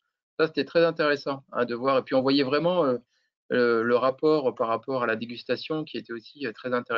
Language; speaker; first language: French; native; French